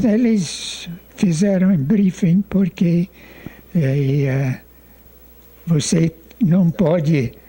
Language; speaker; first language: Portuguese; non-native, fluent; English